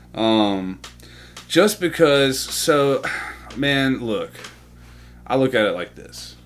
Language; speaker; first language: English; native; English